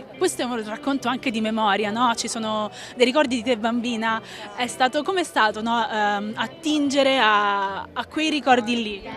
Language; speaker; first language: Italian; native; Italian